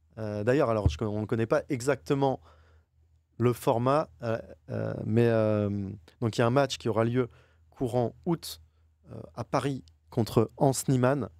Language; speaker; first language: French; native; French